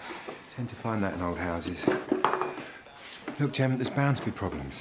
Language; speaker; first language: English; native; English